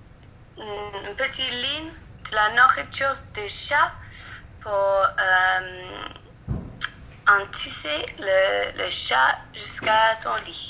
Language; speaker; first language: French; non-native, learner; English